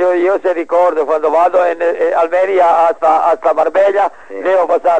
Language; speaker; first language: Spanish; non-native, learner; Serbian